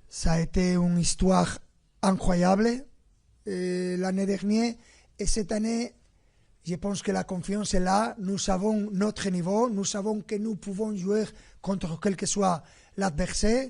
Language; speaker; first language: French; non-native, fluent; Spanish